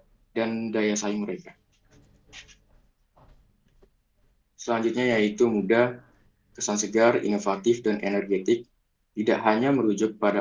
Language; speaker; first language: Indonesian; native; Indonesian